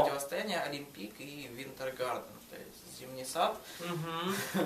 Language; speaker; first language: Russian; native; Russian